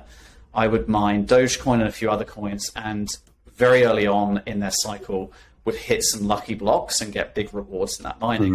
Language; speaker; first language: English; native; English